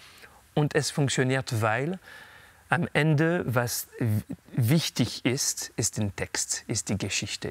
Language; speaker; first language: German; non-native, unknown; French